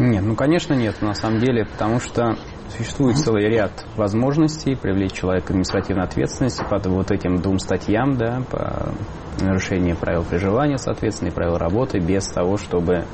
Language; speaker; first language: Russian; native; Russian